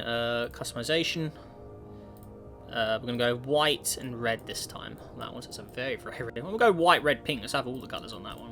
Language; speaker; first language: English; native; English